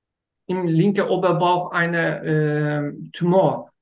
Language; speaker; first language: German; non-native, learner; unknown